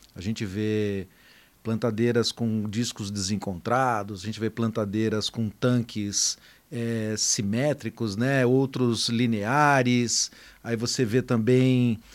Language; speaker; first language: Portuguese; native; Portuguese